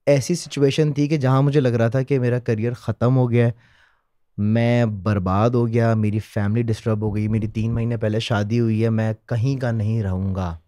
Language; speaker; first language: Urdu; native; Urdu